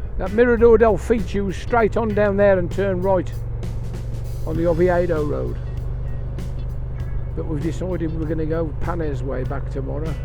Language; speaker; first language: English; native; English